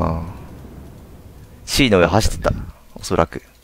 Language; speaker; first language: Japanese; native; Japanese